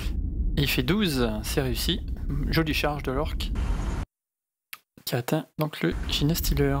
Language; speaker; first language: French; native; French